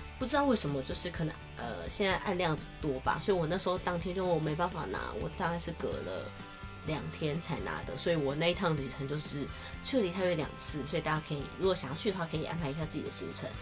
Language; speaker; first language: Chinese; native; Chinese